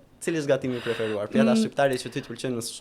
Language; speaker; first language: Albanian; native; Albanian